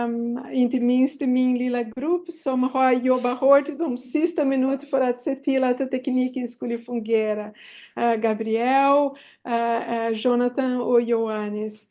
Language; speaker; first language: Swedish; non-native, fluent; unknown